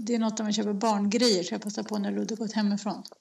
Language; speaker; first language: Swedish; native; Swedish